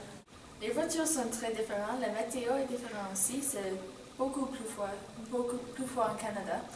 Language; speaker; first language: French; non-native, learner; English